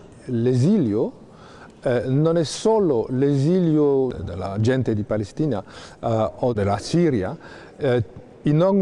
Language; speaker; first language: Italian; non-native, fluent; French